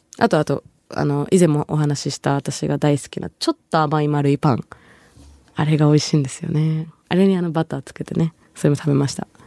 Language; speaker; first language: Japanese; early bilingual, other home language; Bangla